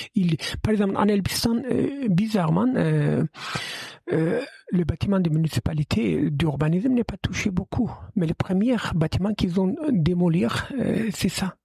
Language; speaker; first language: French; non-native, fluent; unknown